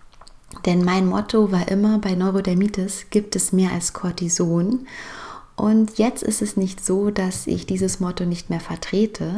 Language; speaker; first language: German; native; German